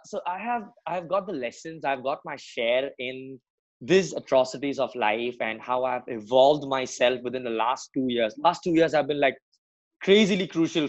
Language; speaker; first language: English; non-native, local second language; Assamese